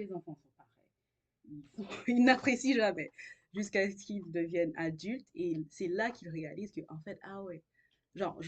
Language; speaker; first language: French; non-native, local second language; Haitian Creole